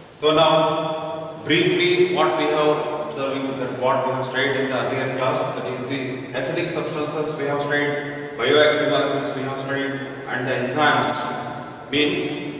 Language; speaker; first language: English; non-native, local second language; Kannada